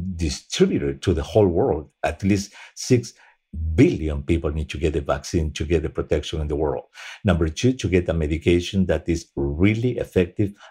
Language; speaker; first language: English; non-native, fluent; Spanish